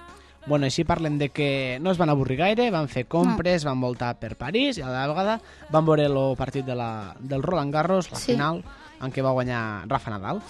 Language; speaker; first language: Catalan; native; Catalan